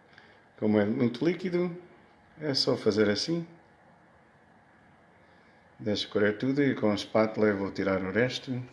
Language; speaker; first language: Portuguese; early bilingual, heritage; Portuguese